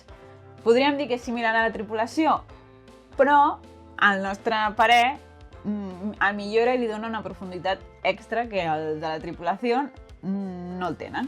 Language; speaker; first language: Catalan; native; Catalan